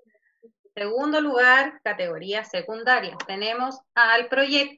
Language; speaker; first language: Spanish; native; Spanish